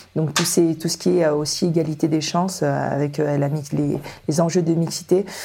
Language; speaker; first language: French; early bilingual, other home language; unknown